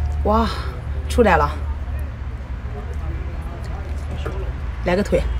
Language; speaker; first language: Chinese; native; Chinese